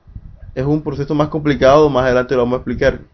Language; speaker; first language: Spanish; native; Spanish